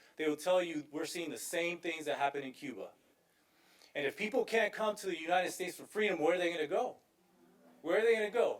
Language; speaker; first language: English; native; English